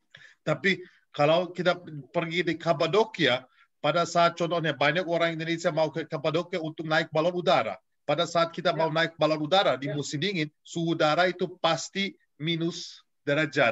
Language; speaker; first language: Indonesian; non-native, fluent; Turkish